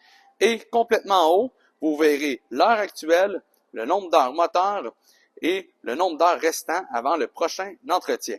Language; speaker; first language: French; native; French